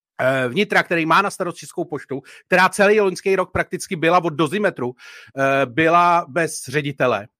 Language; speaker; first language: Czech; native; Czech